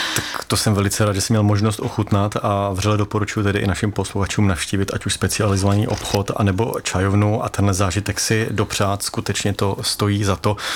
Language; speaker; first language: Czech; native; Czech